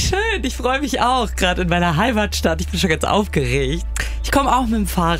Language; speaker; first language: German; native; German